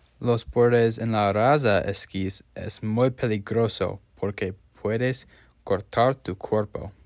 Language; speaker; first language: Spanish; non-native, learner; English